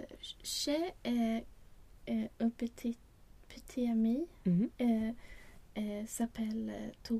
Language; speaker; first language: French; non-native, learner; Swedish